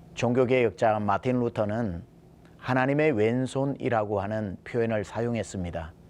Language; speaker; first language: Korean; native; Korean